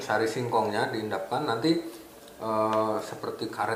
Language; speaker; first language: Indonesian; native; Indonesian